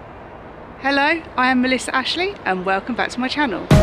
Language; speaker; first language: English; native; English